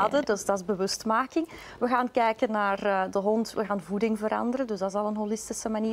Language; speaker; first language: Dutch; native; Dutch